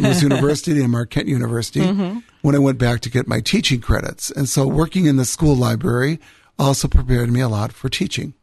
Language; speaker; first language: English; native; English